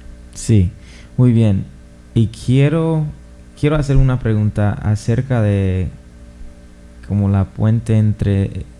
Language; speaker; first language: Spanish; non-native, fluent; English